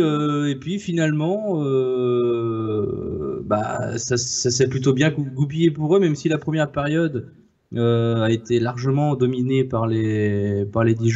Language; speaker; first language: French; native; French